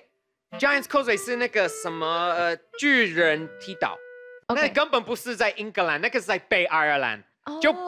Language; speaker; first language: Chinese; non-native, fluent; English